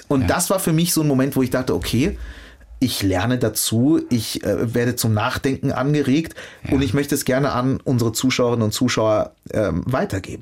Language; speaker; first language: German; early bilingual, other home language; Arabic